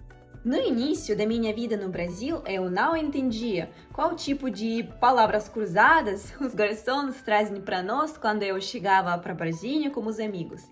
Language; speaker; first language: Portuguese; non-native, fluent; Russian